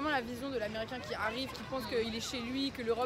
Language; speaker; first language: French; native; French